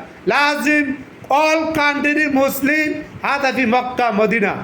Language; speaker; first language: Arabic; non-native, learner; Bangla